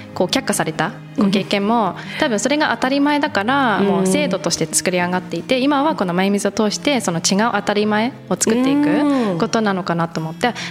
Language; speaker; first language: Japanese; early bilingual, heritage; Japanese